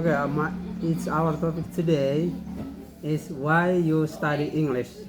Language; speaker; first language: English; non-native, learner; Indonesian